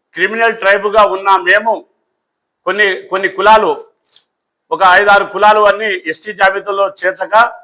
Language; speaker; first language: Telugu; non-native, local second language; Lambadi